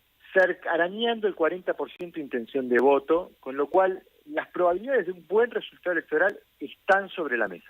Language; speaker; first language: Spanish; native; Spanish